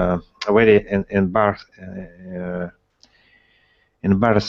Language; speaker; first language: English; non-native, learner; Russian